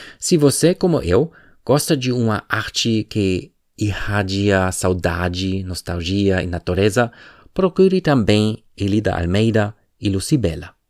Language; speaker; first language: Portuguese; non-native, fluent; German